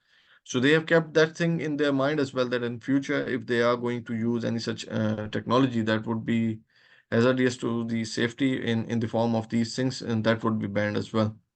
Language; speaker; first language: English; non-native, local second language; Urdu